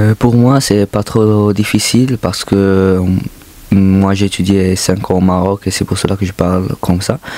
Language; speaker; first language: French; non-native, fluent; Arabic